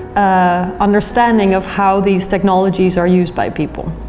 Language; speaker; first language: English; non-native, fluent; Dutch